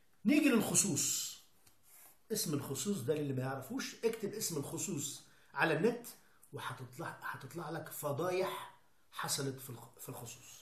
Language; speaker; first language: Arabic; native; Arabic